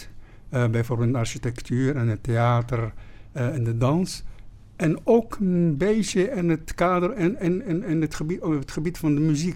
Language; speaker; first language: Dutch; non-native, fluent; Arabic